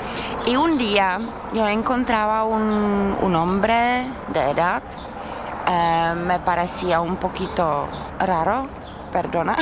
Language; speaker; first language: Spanish; non-native, fluent; Czech